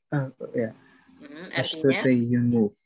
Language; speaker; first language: Russian; non-native, learner; Indonesian